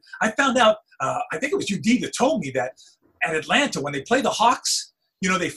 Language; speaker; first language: English; early bilingual, other home language; Spanish